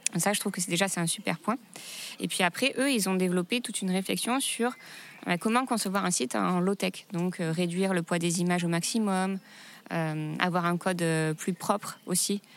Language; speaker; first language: French; native; French